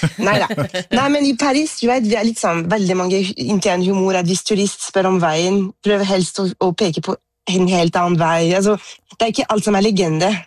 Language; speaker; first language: Norwegian; non-native, fluent; French